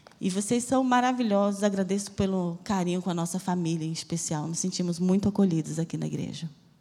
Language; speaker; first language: Portuguese; native; Portuguese